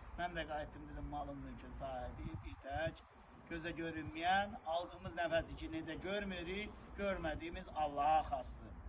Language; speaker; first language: Azerbaijani; non-native, local second language; Talysh